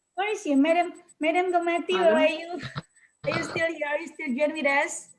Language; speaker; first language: English; non-native, learner; Indonesian